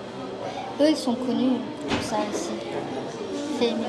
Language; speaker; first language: French; early bilingual, heritage; Turkish